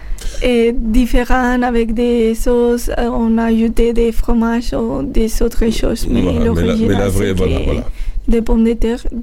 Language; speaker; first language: French; non-native, learner; Spanish